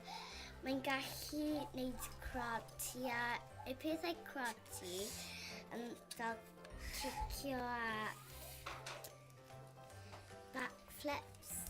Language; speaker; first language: Welsh; non-native, local second language; English